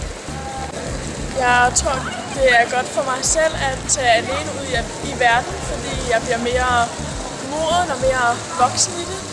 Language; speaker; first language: Danish; native; Danish